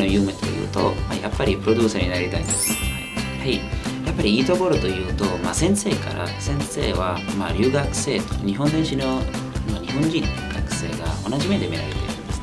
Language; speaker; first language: Japanese; non-native, fluent; Italian